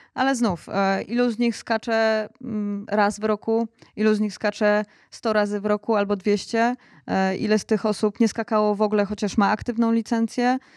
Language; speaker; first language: Polish; native; Polish